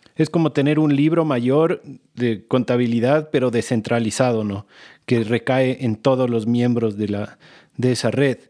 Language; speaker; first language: Spanish; native; Spanish